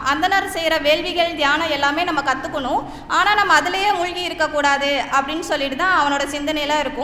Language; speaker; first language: Tamil; native; Tamil